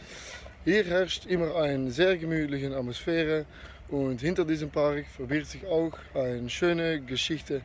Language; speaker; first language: German; non-native, learner; Dutch